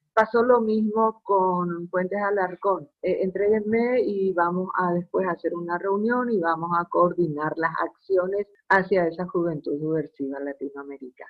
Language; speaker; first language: Spanish; native; Spanish